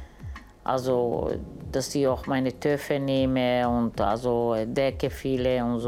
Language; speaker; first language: German; non-native, learner; Romany